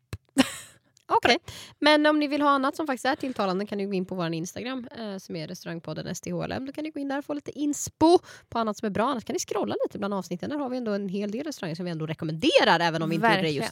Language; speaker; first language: Swedish; native; Swedish